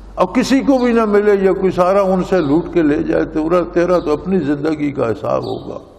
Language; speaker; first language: Urdu; non-native, local second language; Punjabi